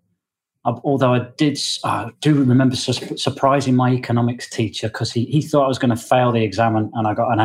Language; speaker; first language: English; native; English